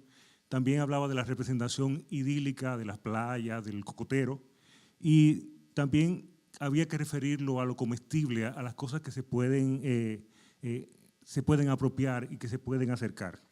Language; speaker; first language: Spanish; native; Spanish